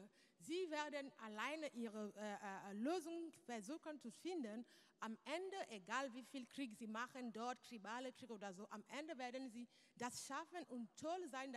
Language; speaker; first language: German; non-native, learner; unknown